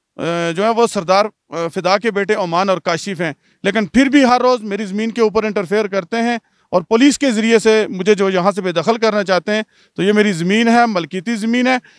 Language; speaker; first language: Urdu; non-native, local second language; Punjabi